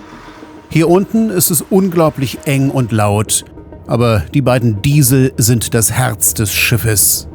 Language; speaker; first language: German; native; German